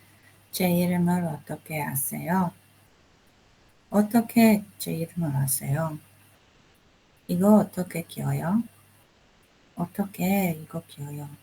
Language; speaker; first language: Korean; non-native, learner; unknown